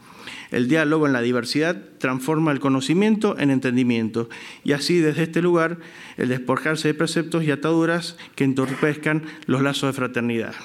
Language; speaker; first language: Spanish; native; Spanish